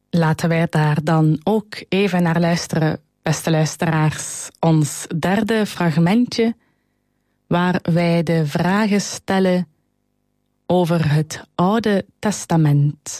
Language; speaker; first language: Dutch; native; Dutch